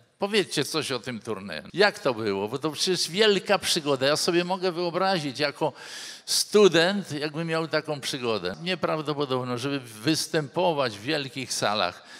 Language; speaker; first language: Polish; native; Polish